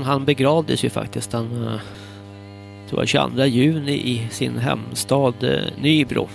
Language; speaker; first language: Swedish; native; Swedish